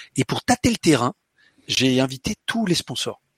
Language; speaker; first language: French; early bilingual, other home language; Portuguese